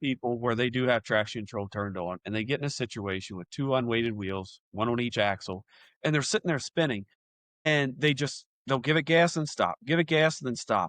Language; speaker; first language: English; native; English